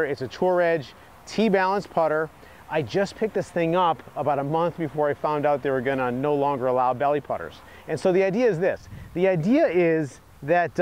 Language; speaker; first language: English; native; English